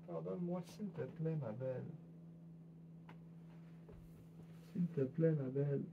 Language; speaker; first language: French; non-native, learner; English